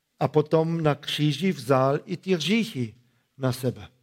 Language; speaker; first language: Czech; non-native, fluent; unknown